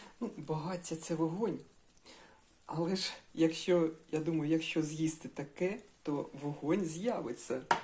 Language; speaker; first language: Ukrainian; non-native, local second language; Russian